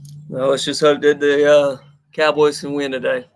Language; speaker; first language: English; native; English